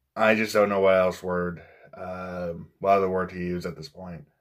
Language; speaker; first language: English; native; English